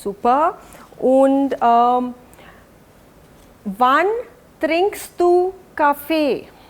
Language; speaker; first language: German; non-native, fluent; Hindi